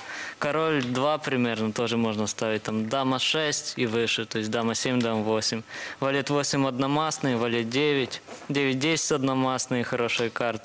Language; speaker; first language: Russian; native; Russian